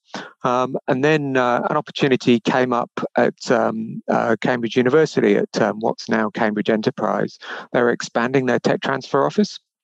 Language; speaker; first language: English; native; English